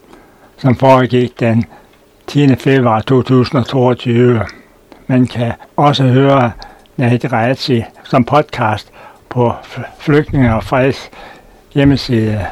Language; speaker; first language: Danish; native; Danish